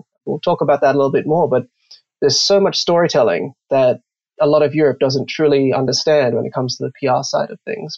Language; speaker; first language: English; native; English